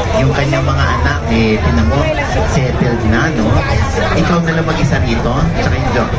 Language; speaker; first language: Filipino; native; Filipino